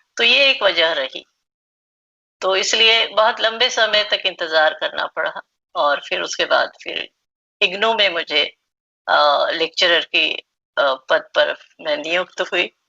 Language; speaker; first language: Hindi; non-native, local second language; Marathi